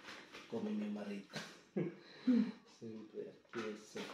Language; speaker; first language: Italian; non-native, learner; Filipino